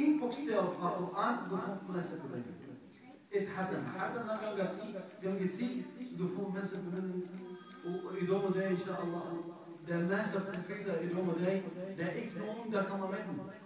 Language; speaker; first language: Danish; non-native, fluent; Arabic